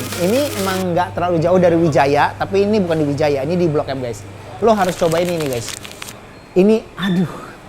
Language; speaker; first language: Indonesian; native; Indonesian